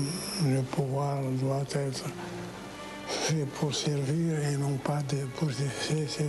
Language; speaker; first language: French; non-native, local second language; Arabic